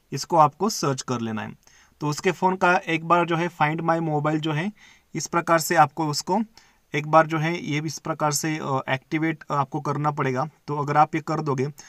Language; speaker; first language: Hindi; non-native, local second language; Marathi